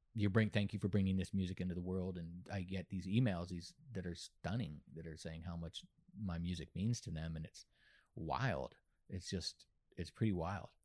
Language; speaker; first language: English; native; English